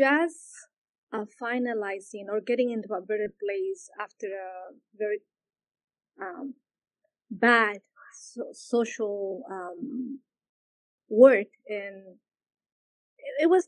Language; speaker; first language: English; non-native, fluent; Spanish